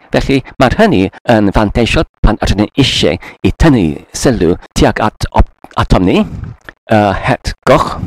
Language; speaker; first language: Welsh; non-native, learner; English